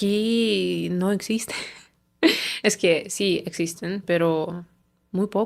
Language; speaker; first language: Spanish; non-native, fluent; Ukrainian